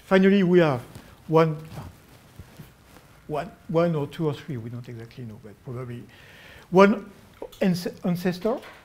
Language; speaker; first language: English; non-native, fluent; French